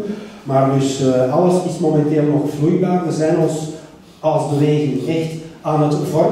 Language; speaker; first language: Dutch; native; Dutch